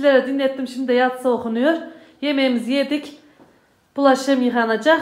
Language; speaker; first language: Turkish; native; Turkish